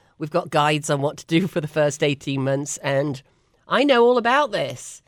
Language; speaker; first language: English; native; English